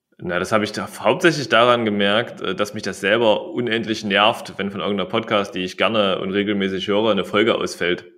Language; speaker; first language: German; native; German